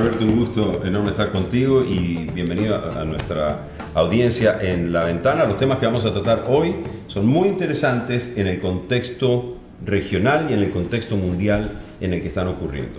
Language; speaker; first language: Spanish; native; Spanish